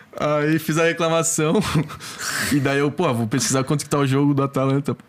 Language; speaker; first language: Portuguese; native; Portuguese